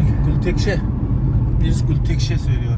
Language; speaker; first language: Turkish; non-native, learner; Kazakh